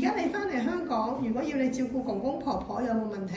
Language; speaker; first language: Cantonese; native; Cantonese